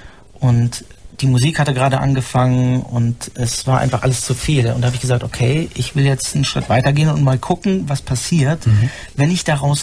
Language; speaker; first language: German; native; German